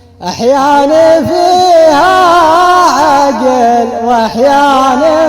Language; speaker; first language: Arabic; native; Arabic